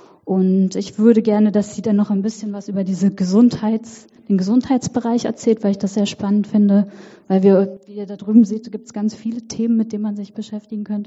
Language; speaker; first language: German; native; German